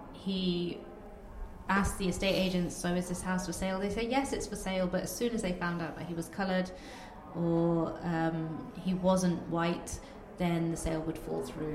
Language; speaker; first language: English; non-native, local second language; Bangla